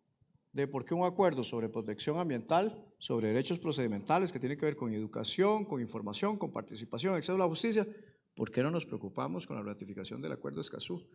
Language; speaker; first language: Spanish; native; Spanish